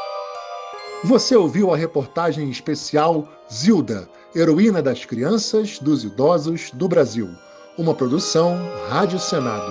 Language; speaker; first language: Portuguese; native; Portuguese